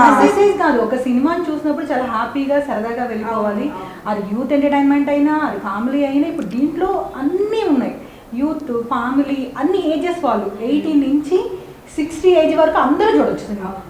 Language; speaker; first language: Telugu; native; Telugu